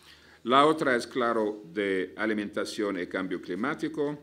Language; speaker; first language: Spanish; non-native, fluent; Arabic